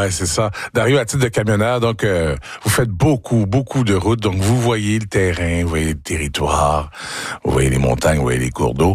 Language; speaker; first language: French; native; French